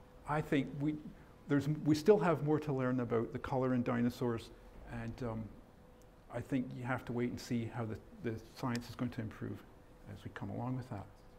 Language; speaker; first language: English; native; English